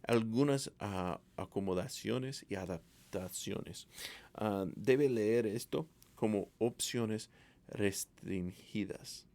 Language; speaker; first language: Spanish; non-native, fluent; English